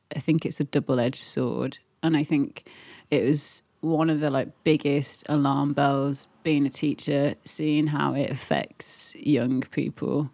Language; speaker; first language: English; native; English